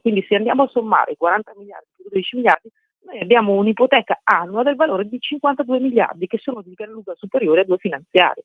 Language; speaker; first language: Italian; native; Italian